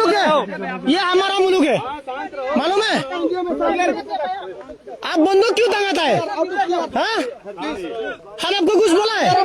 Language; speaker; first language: Hindi; non-native, learner; Bangla